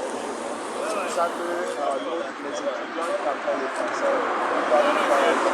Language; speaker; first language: French; non-native, learner; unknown